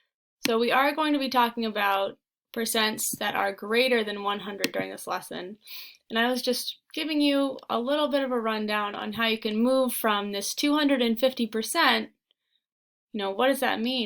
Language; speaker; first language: English; native; English